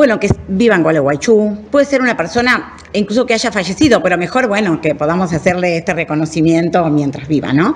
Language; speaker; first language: Spanish; native; Spanish